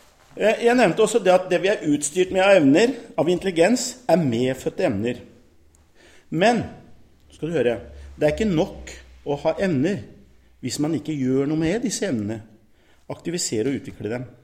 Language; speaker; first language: Norwegian; native; Norwegian